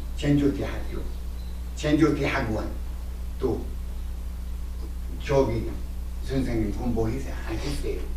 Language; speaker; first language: Korean; non-native, learner; Arabic